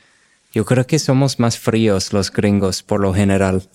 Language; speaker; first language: Spanish; non-native, fluent; English